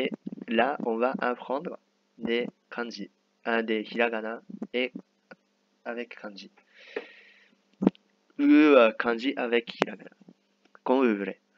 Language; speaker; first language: French; non-native, fluent; Japanese